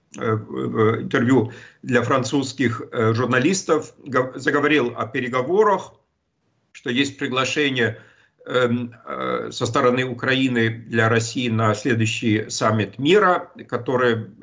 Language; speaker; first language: Russian; non-native, fluent; German